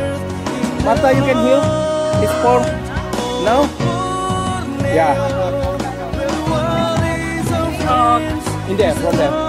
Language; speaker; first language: English; non-native, learner; Indonesian